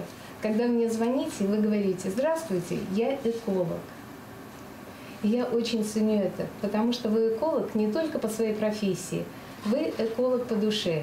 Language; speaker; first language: Russian; native; Russian